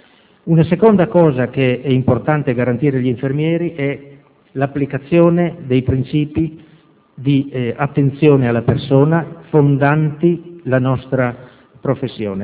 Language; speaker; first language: Italian; native; Italian